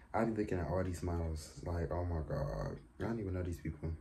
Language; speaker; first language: English; native; English